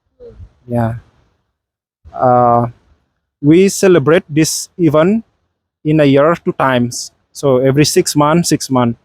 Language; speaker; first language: English; non-native, fluent; Balinese